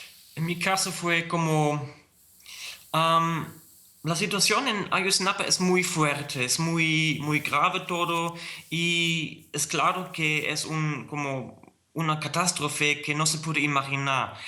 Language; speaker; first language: Spanish; non-native, fluent; German